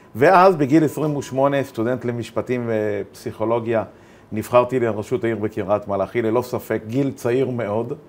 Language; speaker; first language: Hebrew; native; Hebrew